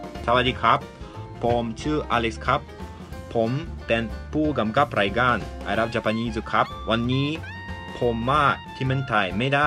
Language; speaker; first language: Thai; non-native, learner; Japanese